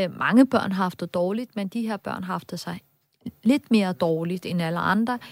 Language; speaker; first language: Danish; early bilingual, other home language; Turkish